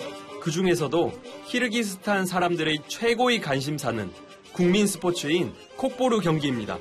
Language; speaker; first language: Korean; native; Korean